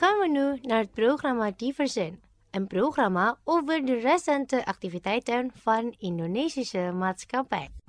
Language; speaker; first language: Dutch; non-native, fluent; Indonesian